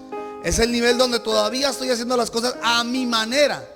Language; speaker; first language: Spanish; native; Spanish